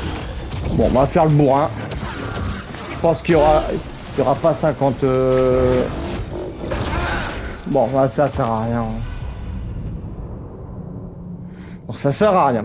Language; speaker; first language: French; native; French